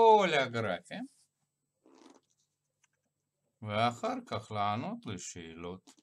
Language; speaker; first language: Hebrew; non-native, fluent; Russian